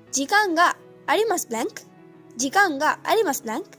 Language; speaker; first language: Japanese; non-native, fluent; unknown